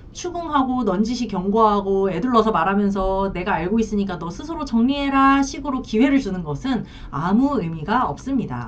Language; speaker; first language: Korean; native; Korean